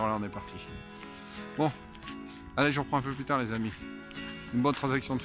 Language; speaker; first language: French; native; French